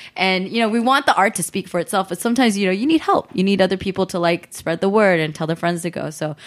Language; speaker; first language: English; early bilingual, other home language; Korean